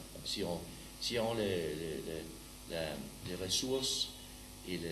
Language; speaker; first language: French; non-native, learner; Danish